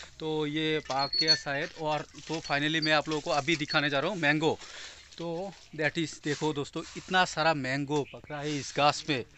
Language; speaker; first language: Hindi; non-native, local second language; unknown